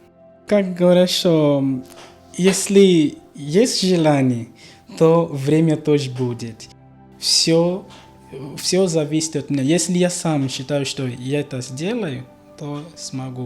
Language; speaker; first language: Russian; non-native, learner; Portuguese